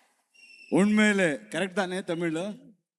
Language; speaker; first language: Tamil; non-native, learner; Kannada